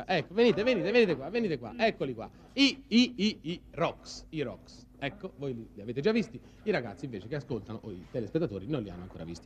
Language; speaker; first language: Italian; native; Italian